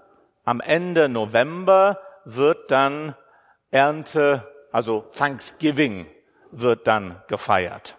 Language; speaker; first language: German; non-native, fluent; English